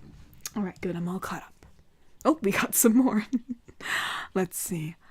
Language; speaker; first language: English; native; English